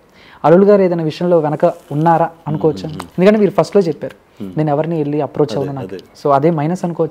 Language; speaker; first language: Telugu; native; Telugu